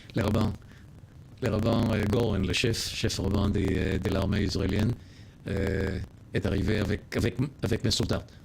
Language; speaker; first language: French; non-native, learner; Hebrew